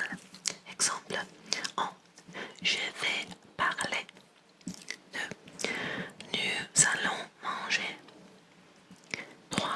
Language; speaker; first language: French; non-native, learner; English